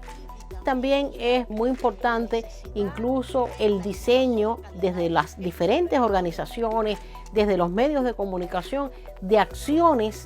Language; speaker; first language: Spanish; native; Spanish